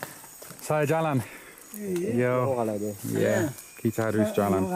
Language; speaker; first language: Indonesian; non-native, learner; English